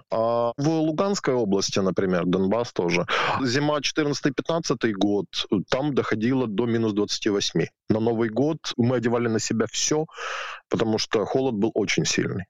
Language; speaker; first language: Russian; native; Russian